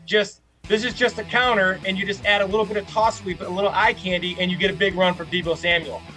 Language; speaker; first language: English; native; English